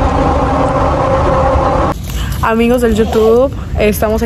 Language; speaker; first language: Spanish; early bilingual, heritage; Spanish